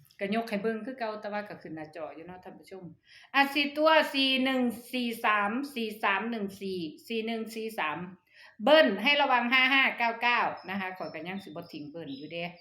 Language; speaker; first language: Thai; non-native, local second language; Northeastern Thai